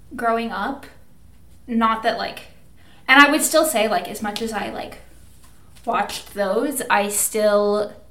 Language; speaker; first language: English; native; English